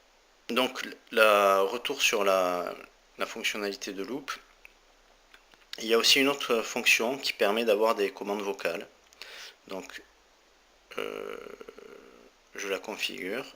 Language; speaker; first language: French; native; French